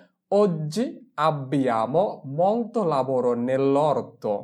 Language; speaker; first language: Italian; non-native, fluent; Bangla